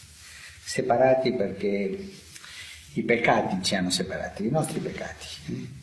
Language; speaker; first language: Italian; non-native, fluent; Spanish